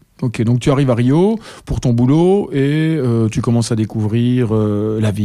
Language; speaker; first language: French; native; French